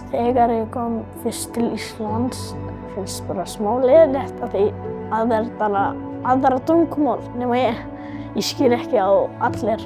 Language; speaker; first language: Icelandic; non-native, learner; Arabic